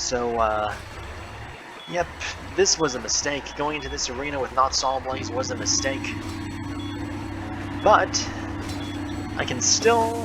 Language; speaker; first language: English; native; English